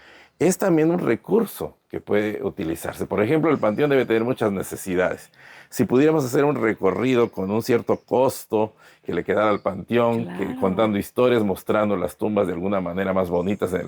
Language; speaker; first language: Spanish; native; Spanish